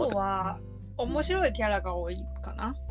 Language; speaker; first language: Japanese; non-native, learner; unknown